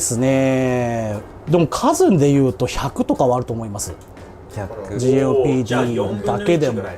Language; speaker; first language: Japanese; native; Japanese